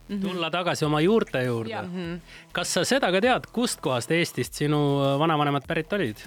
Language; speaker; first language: Estonian; native; Estonian